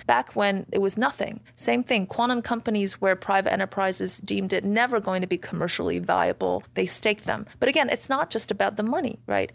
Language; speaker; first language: English; non-native, fluent; Chinese